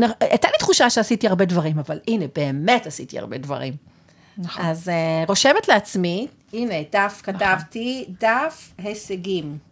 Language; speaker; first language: Hebrew; native; Hebrew